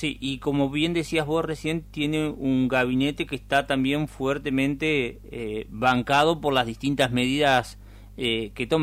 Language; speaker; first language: Spanish; native; Spanish